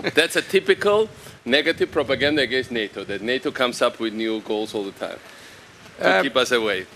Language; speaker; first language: English; non-native, fluent; Georgian